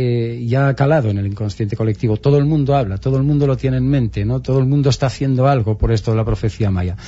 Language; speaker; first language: Spanish; native; Spanish